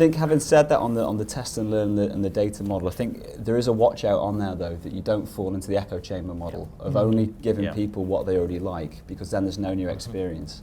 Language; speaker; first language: English; native; English